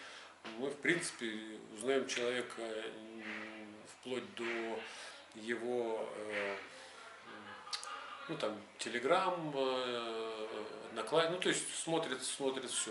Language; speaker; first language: Russian; native; Russian